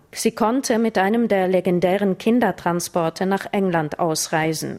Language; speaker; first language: German; native; German